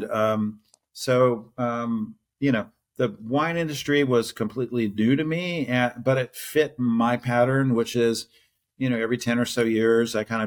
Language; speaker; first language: English; native; English